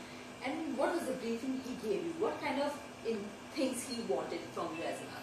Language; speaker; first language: English; non-native, local second language; Hindi